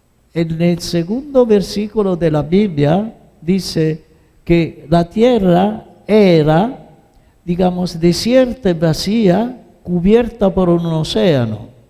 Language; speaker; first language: Spanish; non-native, fluent; Italian